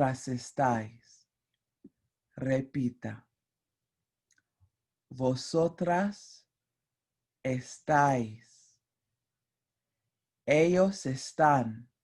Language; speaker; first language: Spanish; non-native, fluent; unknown